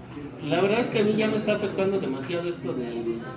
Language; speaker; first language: Spanish; native; Spanish